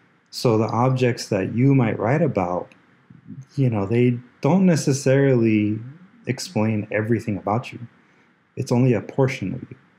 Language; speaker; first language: English; early bilingual, other home language; Spanish